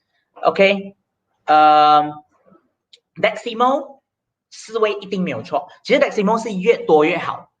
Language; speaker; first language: Chinese; native; Chinese